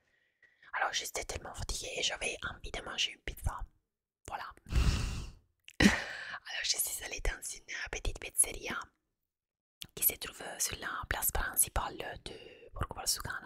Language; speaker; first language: French; non-native, fluent; Italian